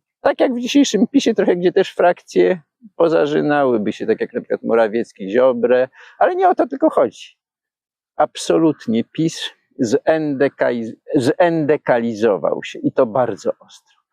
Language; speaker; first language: Polish; native; Polish